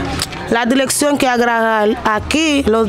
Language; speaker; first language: Spanish; non-native, learner; Haitian Creole